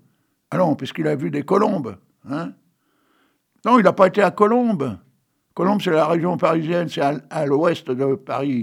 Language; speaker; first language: French; native; French